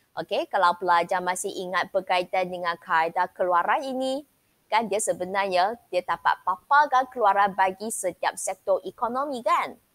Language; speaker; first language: Malay; non-native, local second language; Chinese